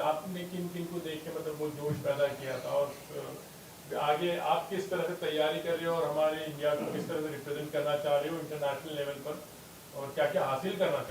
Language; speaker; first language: Hindi; native; Hindi